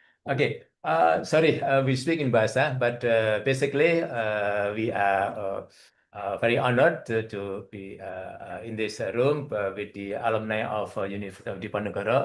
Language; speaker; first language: English; non-native, learner; Indonesian